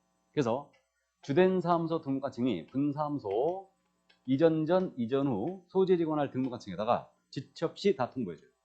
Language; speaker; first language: Korean; native; Korean